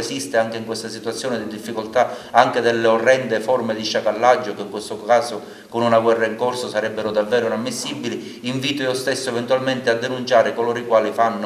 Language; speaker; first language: Italian; native; Italian